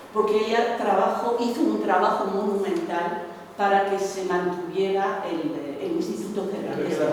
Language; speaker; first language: Spanish; non-native, fluent; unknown